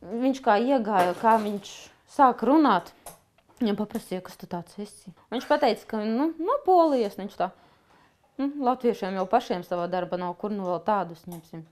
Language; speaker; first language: Latvian; native; Latvian